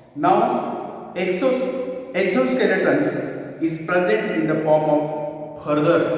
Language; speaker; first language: English; non-native, local second language; Marathi